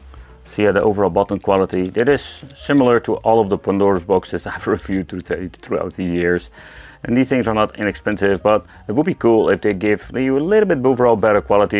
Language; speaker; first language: English; non-native, fluent; Dutch